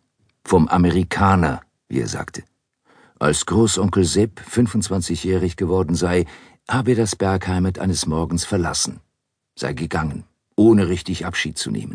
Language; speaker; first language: German; native; German